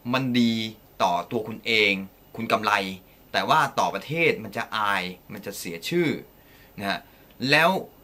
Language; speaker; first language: Thai; non-native, fluent; Japanese